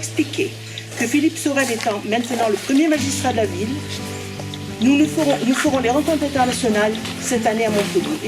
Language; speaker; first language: French; native; French